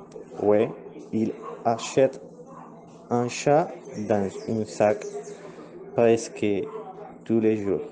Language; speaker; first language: French; non-native, learner; Spanish